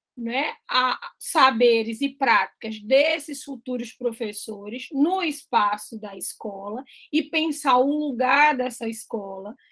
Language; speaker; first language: Portuguese; native; Portuguese